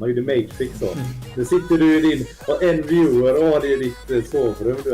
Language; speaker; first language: Swedish; native; Swedish